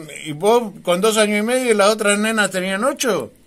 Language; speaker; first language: Spanish; native; Spanish